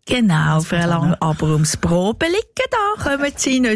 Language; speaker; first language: German; native; German